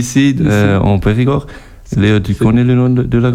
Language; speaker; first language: French; non-native, local second language; German